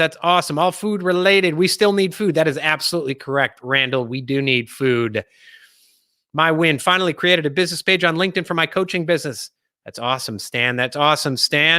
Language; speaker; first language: English; native; English